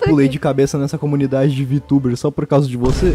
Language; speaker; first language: Portuguese; native; Portuguese